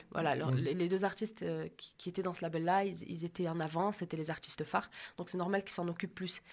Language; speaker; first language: French; native; French